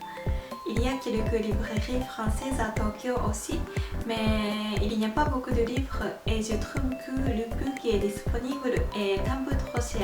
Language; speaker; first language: French; non-native, fluent; Japanese